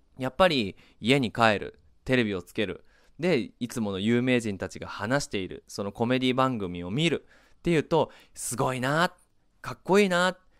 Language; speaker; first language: Japanese; native; Japanese